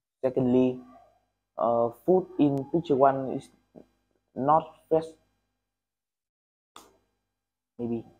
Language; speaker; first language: English; non-native, learner; Vietnamese